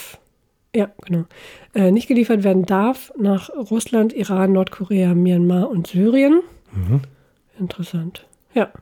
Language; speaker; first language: German; native; German